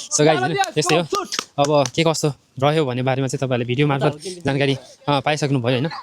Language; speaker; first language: Nepali; native; Nepali